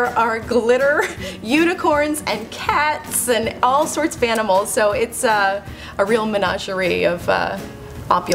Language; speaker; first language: English; native; English